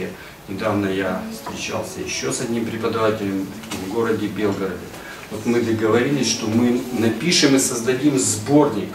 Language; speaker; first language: Russian; native; Russian